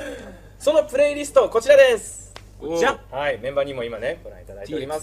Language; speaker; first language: Japanese; native; Japanese